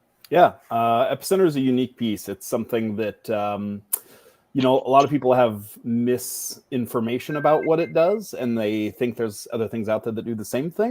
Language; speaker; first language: English; native; English